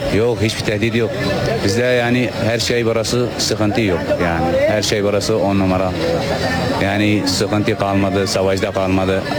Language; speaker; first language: Turkish; non-native, learner; Arabic